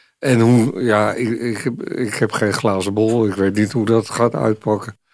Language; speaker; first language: Dutch; native; Dutch